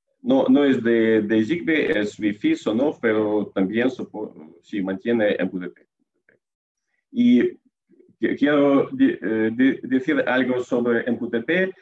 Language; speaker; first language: Spanish; non-native, learner; Russian